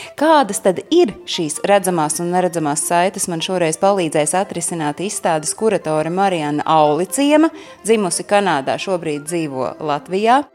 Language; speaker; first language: Latvian; native; Latvian